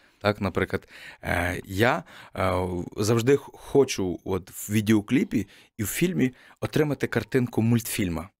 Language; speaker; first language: Ukrainian; native; Ukrainian